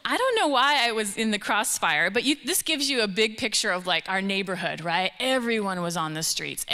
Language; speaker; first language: English; native; English